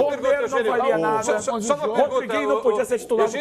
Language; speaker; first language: Portuguese; native; Portuguese